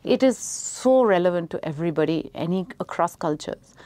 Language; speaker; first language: Hindi; non-native, fluent; English